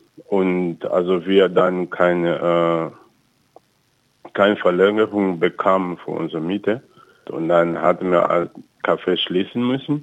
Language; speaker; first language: German; non-native, fluent; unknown